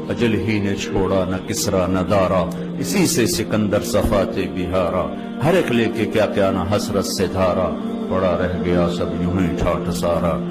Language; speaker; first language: Urdu; non-native, local second language; Punjabi